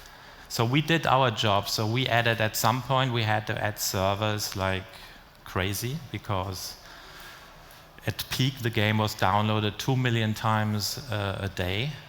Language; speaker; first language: English; non-native, fluent; German